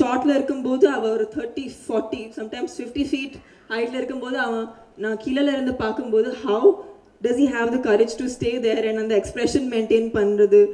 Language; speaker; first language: Tamil; early bilingual, heritage; Tamil